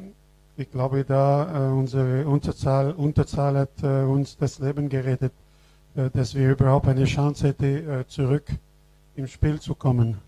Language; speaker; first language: German; non-native, fluent; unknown